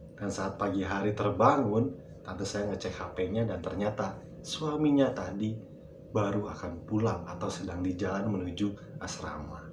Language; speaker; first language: Indonesian; native; Indonesian